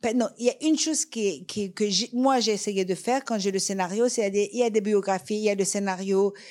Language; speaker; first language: French; non-native, fluent; Persian